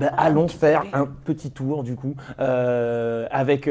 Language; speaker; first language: French; native; French